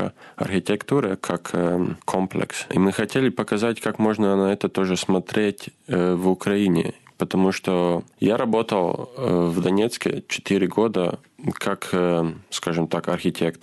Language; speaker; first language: Russian; non-native, fluent; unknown